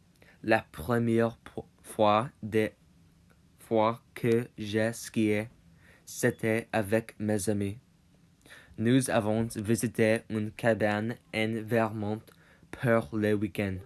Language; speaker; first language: French; non-native, learner; English